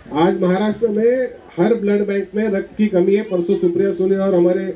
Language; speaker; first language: Hindi; non-native, local second language; Marathi